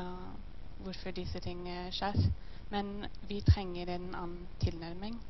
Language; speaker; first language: Norwegian; non-native, learner; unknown